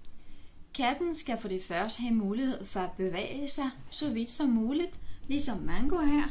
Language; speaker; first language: Danish; non-native, fluent; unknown